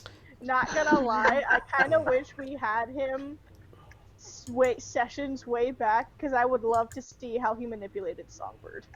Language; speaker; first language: English; native; English